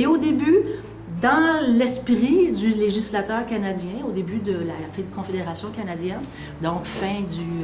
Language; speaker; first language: French; native; French